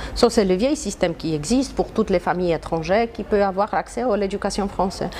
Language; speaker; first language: French; non-native, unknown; Polish